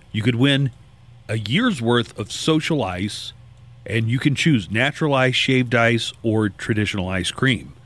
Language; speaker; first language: English; native; English